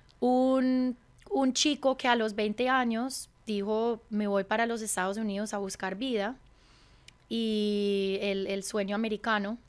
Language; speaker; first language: Spanish; early bilingual, heritage; Spanish